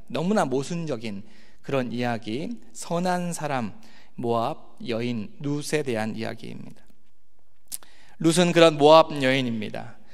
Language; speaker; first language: Korean; native; Korean